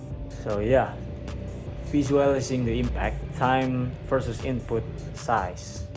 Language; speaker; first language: English; non-native, learner; Indonesian